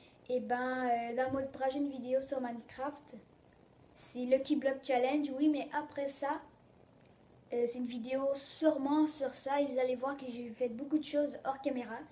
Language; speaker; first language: French; early bilingual, other home language; Portuguese